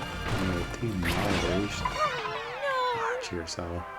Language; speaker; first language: Irish; non-native, local second language; English